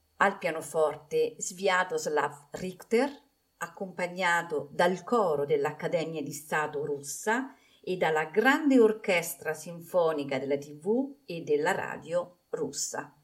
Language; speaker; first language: Italian; native; Italian